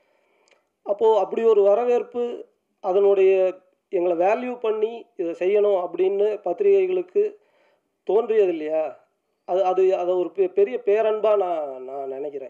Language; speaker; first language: Tamil; native; Tamil